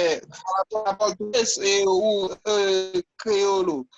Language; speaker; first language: Portuguese; non-native, learner; Haitian Creole